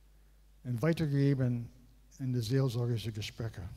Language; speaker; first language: German; non-native, learner; English